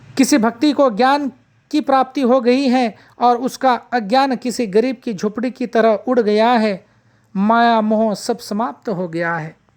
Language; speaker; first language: Hindi; non-native, local second language; Marathi